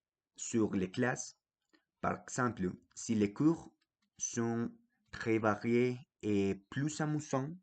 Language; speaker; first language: French; non-native, fluent; Spanish